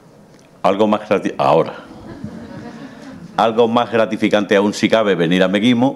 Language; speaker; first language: Spanish; native; Spanish